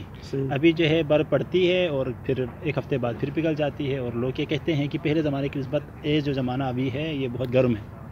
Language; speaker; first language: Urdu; non-native, local second language; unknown